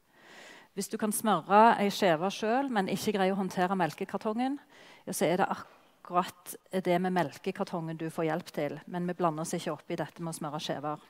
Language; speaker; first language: Norwegian; native; Norwegian